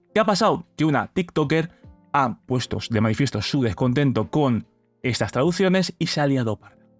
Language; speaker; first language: Spanish; native; Spanish